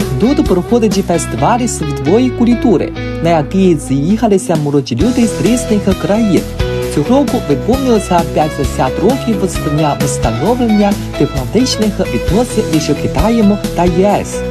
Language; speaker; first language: Ukrainian; non-native, fluent; Chinese